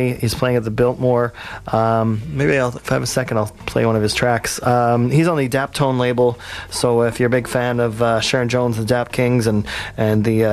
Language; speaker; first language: English; native; English